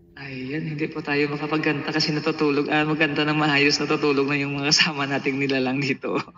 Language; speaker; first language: Filipino; non-native, local second language; Hiligaynon